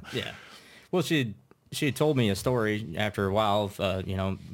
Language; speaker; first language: English; native; English